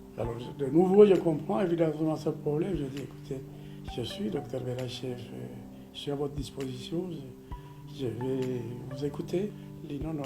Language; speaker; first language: French; non-native, fluent; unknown